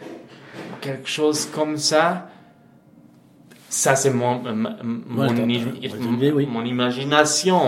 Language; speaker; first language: French; non-native, fluent; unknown